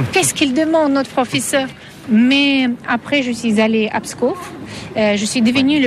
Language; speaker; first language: French; non-native, fluent; Russian